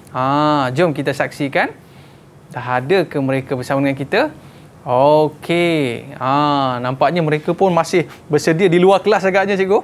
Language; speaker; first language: Malay; native; Malay